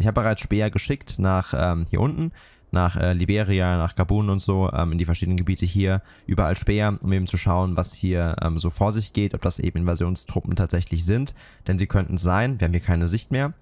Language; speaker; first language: German; native; German